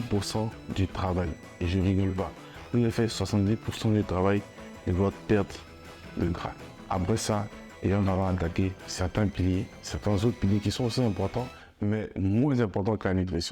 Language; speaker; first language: French; native; French